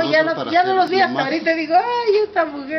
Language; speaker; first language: Spanish; native; Spanish